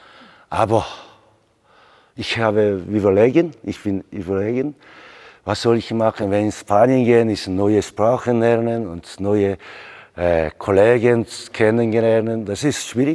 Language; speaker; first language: German; non-native, learner; Korean